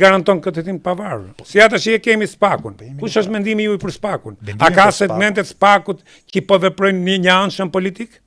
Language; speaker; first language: Albanian; native; Albanian